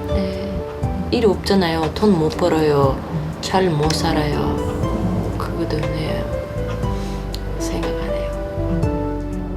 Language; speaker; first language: Korean; non-native, learner; Russian